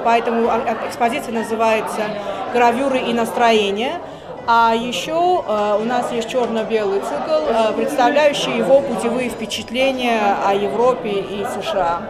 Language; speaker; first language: Russian; native; Russian